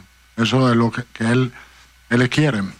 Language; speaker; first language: Spanish; non-native, fluent; Italian